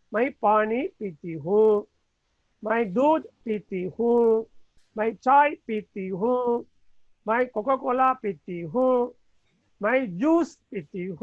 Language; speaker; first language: Hindi; non-native, learner; Tamil